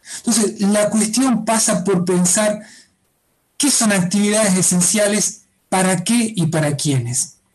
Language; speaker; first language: Spanish; native; Spanish